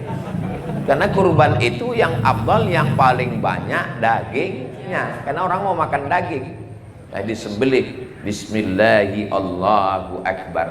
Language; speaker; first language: Malay; native; Malay